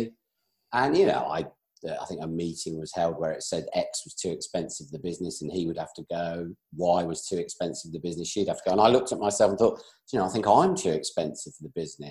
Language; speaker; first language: English; native; English